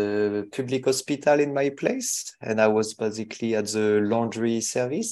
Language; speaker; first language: English; non-native, learner; French